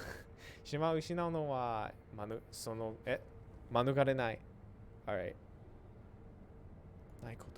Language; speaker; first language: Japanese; non-native, fluent; English